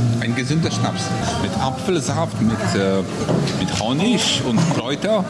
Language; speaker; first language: German; non-native, learner; Polish